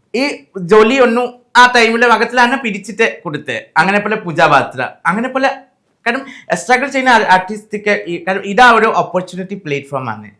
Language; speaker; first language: Malayalam; non-native, fluent; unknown